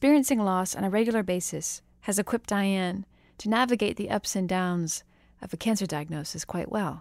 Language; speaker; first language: English; native; English